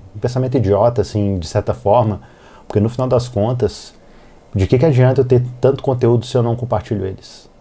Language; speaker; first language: Portuguese; native; Portuguese